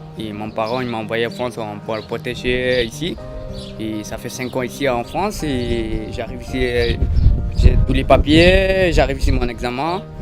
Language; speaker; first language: French; non-native, learner; Bangla